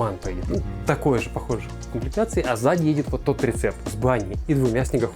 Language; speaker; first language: Russian; native; Russian